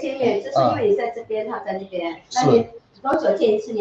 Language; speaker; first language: Chinese; native; Chinese